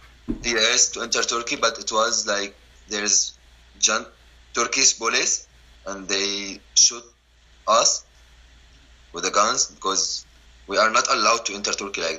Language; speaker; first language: English; non-native, learner; Arabic